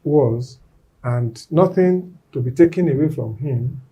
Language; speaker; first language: English; non-native, local second language; Yoruba